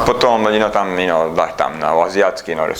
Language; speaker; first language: Russian; non-native, learner; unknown